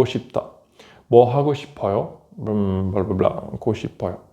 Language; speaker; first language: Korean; non-native, fluent; French